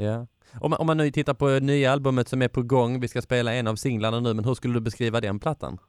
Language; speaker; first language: Swedish; native; Swedish